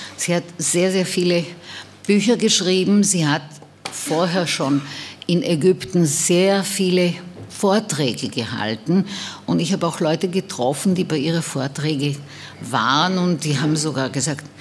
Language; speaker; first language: German; non-native, fluent; Hebrew